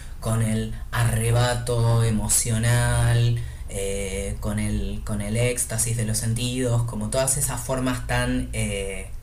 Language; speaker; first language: Spanish; native; Spanish